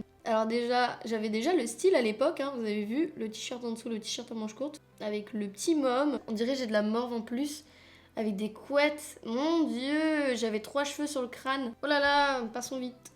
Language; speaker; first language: French; native; French